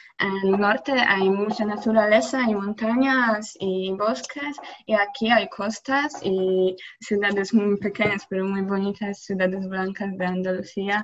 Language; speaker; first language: Spanish; non-native, learner; Polish